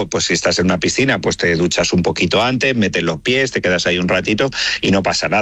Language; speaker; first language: Spanish; native; Spanish